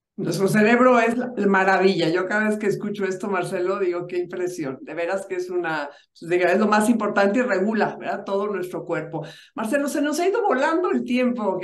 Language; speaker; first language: Spanish; native; Spanish